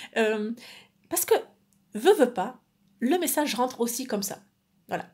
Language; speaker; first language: French; native; French